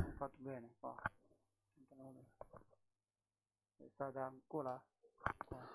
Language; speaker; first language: Italian; non-native, learner; Chinese